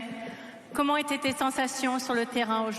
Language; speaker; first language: French; native; French